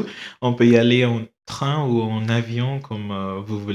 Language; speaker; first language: French; non-native, fluent; English